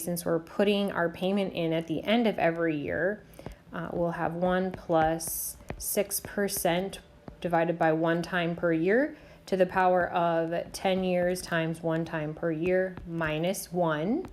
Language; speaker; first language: English; native; English